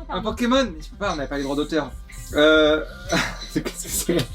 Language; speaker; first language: French; native; French